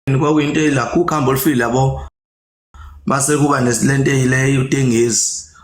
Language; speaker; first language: Zulu; native; Zulu